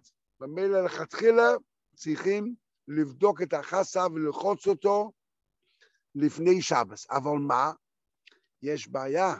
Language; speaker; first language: Hebrew; non-native, fluent; Yiddish